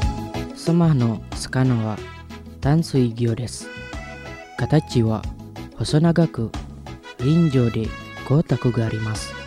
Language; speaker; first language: Japanese; non-native, fluent; Indonesian